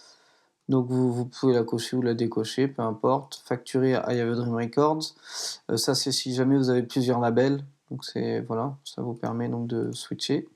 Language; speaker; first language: French; native; French